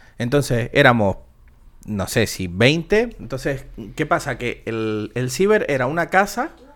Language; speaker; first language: Spanish; native; Spanish